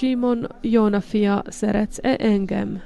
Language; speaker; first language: Hungarian; non-native, learner; Finnish